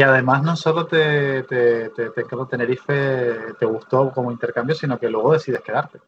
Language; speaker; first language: Spanish; native; Spanish